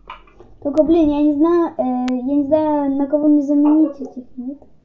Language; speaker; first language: Russian; native; Russian